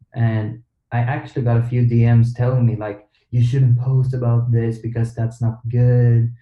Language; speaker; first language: English; non-native, fluent; Swedish